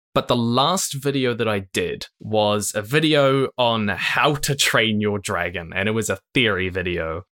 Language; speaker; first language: English; native; English